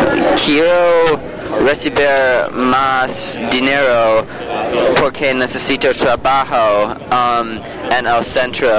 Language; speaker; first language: Spanish; non-native, learner; English